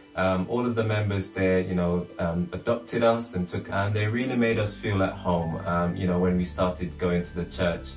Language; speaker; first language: English; native; English